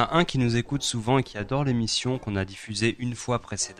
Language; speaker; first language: French; native; French